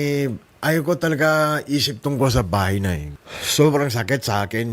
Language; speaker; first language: Filipino; non-native, learner; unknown